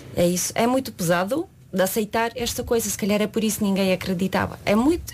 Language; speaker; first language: Portuguese; non-native, fluent; Ukrainian